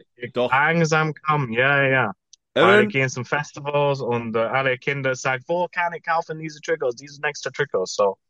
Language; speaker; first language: German; non-native, fluent; English